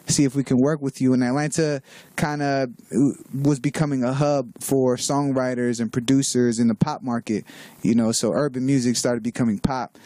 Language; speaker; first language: English; native; English